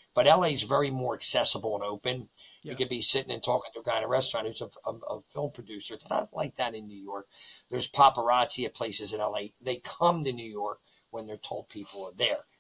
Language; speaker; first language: English; native; English